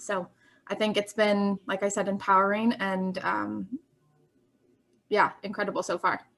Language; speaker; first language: English; native; English